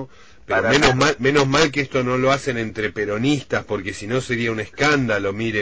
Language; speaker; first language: Spanish; native; Spanish